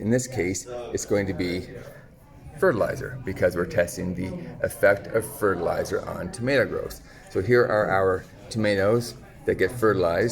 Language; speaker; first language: English; native; English